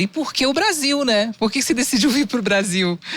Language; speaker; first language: Portuguese; native; Portuguese